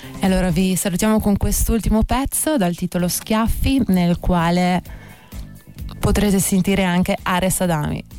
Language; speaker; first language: Italian; native; Italian